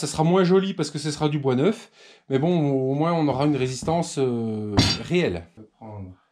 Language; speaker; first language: French; native; French